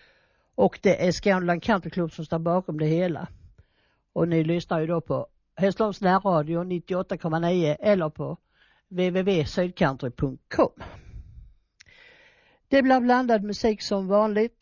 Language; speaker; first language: Swedish; native; Swedish